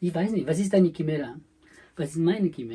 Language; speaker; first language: German; non-native, learner; Spanish